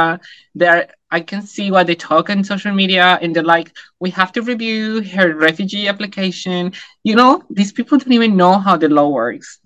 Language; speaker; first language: English; non-native, fluent; Spanish